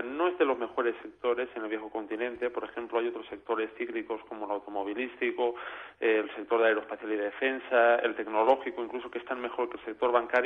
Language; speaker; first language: Spanish; native; Spanish